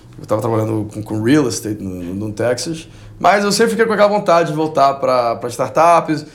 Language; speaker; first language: Portuguese; non-native, fluent; Spanish